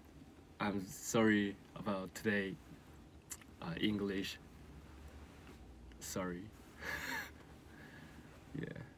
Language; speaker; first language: English; non-native, learner; Korean